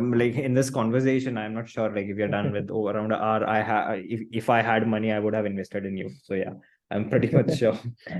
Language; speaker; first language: English; non-native, local second language; Hindi